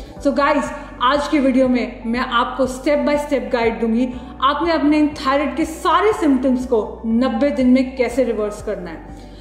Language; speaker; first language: Hindi; native; Hindi